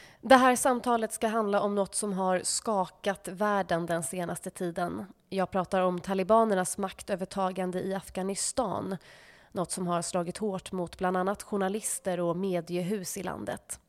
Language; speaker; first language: Swedish; native; Swedish